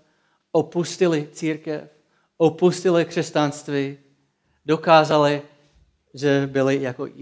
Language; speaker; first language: Czech; non-native, fluent; English